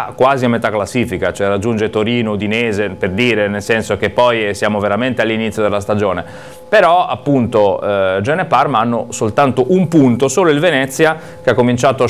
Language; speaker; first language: Italian; native; Italian